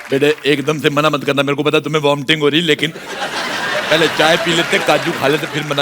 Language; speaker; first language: Hindi; native; Hindi